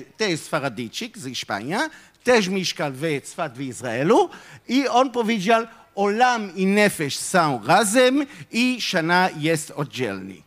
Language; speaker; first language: Polish; non-native, fluent; Hebrew